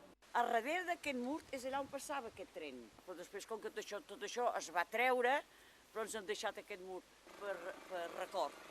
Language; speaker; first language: Catalan; native; Catalan